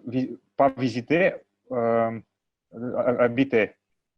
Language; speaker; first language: French; non-native, learner; Russian